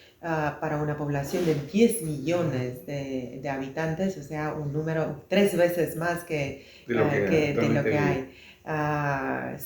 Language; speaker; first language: Spanish; non-native, fluent; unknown